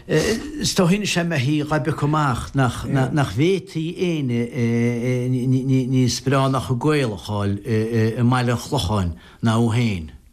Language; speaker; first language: Irish; native; Irish